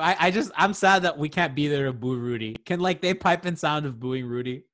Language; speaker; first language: English; native; English